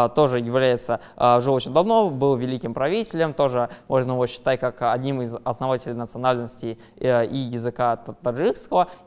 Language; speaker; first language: Russian; native; Russian